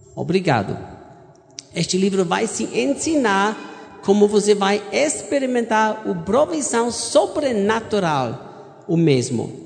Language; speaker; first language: Portuguese; non-native, learner; German